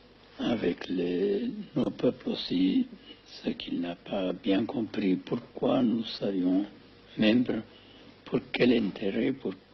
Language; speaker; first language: French; non-native, fluent; Amharic